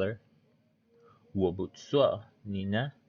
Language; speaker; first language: Chinese; non-native, learner; English